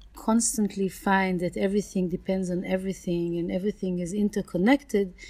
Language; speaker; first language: English; non-native, fluent; Hebrew